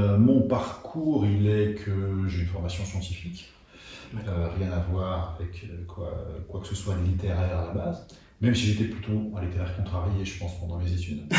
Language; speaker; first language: French; early bilingual, other home language; Russian